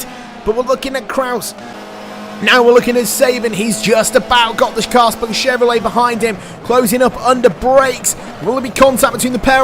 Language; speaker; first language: English; native; English